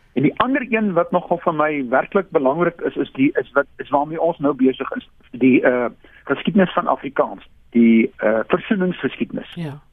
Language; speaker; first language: Afrikaans; native; Afrikaans